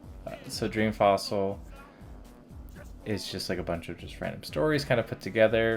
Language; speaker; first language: English; native; English